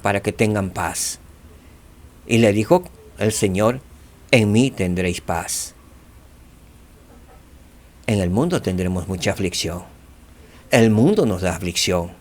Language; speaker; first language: Spanish; native; Spanish